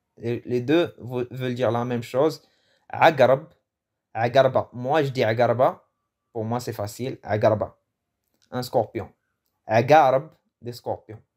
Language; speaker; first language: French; early bilingual, other home language; Arabic